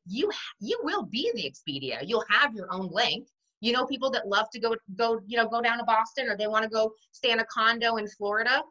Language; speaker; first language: English; native; English